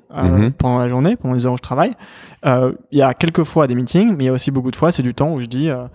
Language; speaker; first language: French; native; French